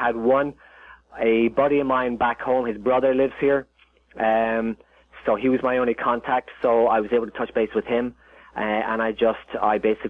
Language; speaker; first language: English; native; English